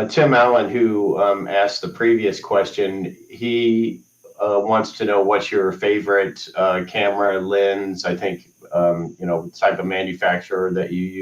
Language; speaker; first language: English; native; English